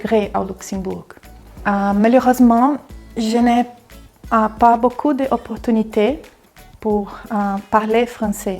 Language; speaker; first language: French; non-native, learner; Portuguese